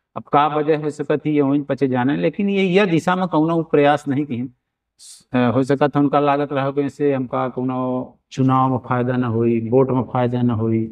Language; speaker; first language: Hindi; native; Hindi